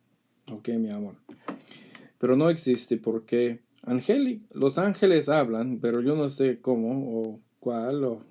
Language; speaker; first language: Spanish; non-native, fluent; English